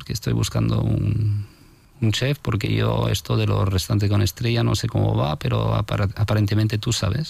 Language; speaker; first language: Spanish; non-native, fluent; French